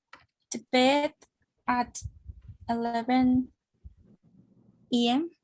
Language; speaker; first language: English; non-native, learner; Spanish